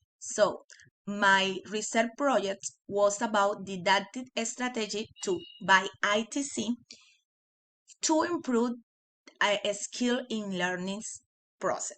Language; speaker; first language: English; non-native, learner; Spanish